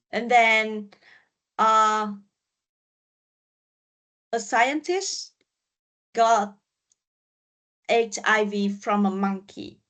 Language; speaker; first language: English; non-native, learner; Vietnamese